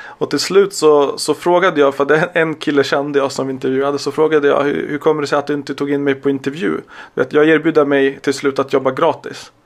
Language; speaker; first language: Swedish; early bilingual, other home language; Serbian